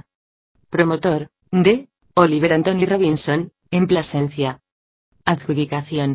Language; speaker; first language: Spanish; native; Spanish